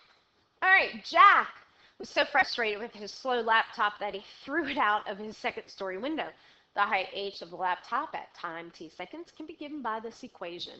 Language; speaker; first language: English; native; English